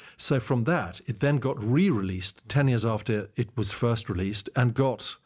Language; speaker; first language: English; native; English